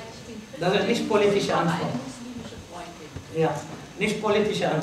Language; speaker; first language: German; non-native, fluent; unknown